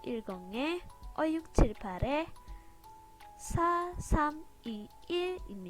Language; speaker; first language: Korean; non-native, fluent; Indonesian